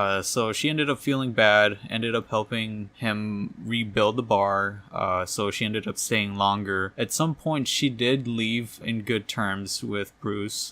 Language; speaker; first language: English; native; English